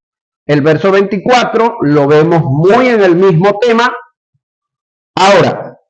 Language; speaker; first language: Spanish; native; Spanish